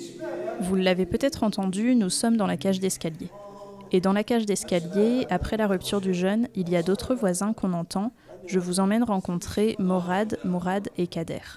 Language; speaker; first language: French; native; French